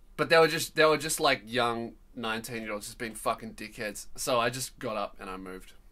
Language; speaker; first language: English; native; English